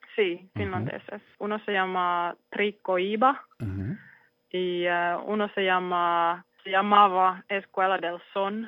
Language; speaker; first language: Spanish; non-native, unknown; Finnish